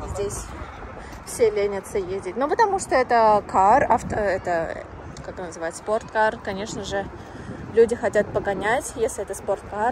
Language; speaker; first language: Russian; native; Russian